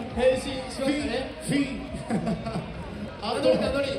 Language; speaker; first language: Japanese; native; Japanese